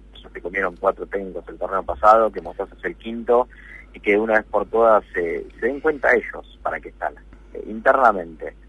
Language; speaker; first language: Spanish; native; Spanish